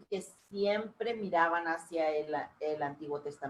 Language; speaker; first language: Spanish; native; Spanish